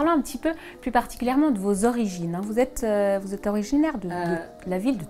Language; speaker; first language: French; native; French